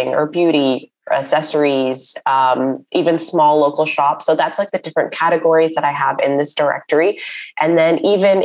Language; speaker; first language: English; non-native, local second language; Urdu